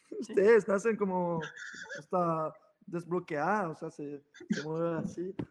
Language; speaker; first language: Spanish; non-native, fluent; French